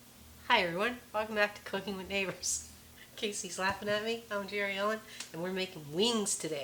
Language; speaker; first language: English; native; English